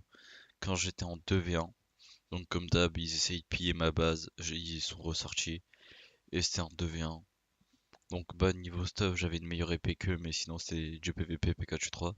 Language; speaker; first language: French; native; French